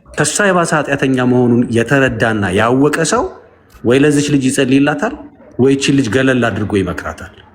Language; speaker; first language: Amharic; native; Amharic